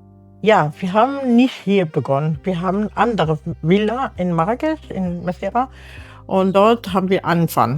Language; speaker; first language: German; non-native, learner; Arabic